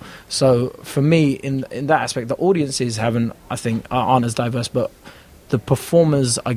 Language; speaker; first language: English; native; English